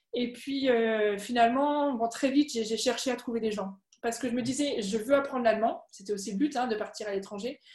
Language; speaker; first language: French; native; French